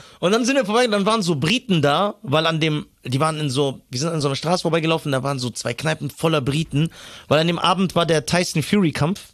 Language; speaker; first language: German; early bilingual, other home language; Arabic